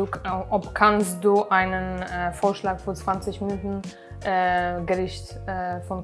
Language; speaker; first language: German; non-native, learner; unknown